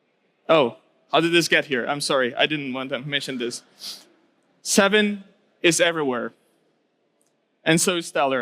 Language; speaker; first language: English; non-native, local second language; Portuguese